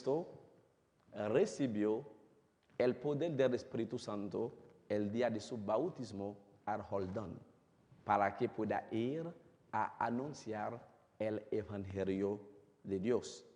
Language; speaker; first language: Spanish; non-native, fluent; Haitian Creole